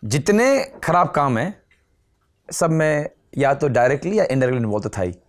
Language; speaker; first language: Hindi; non-native, local second language; Nepali